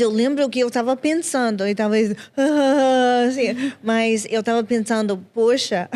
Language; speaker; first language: Portuguese; non-native, fluent; English